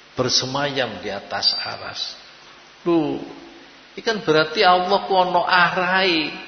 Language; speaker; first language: Indonesian; non-native, local second language; Javanese